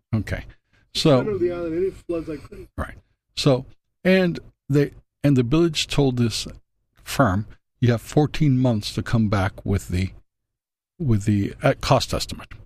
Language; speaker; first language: English; non-native, fluent; Spanish